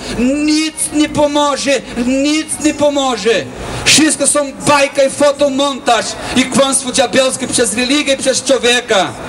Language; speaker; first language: Polish; non-native, learner; Portuguese